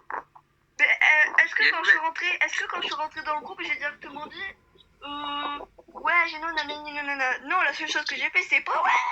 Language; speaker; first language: French; native; French